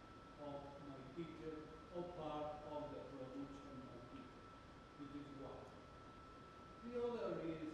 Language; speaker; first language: English; non-native, learner; Spanish